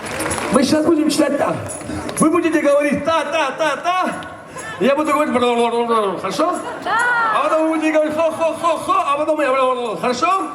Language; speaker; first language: Russian; non-native, fluent; Georgian